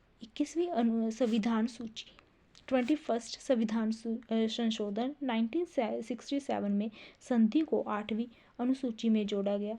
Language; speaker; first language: Hindi; native; Hindi